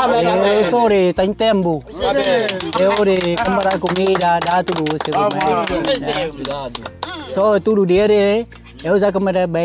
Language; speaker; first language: Portuguese; non-native, learner; Vietnamese